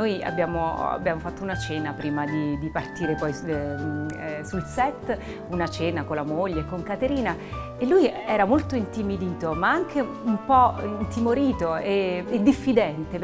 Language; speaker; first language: Italian; native; Italian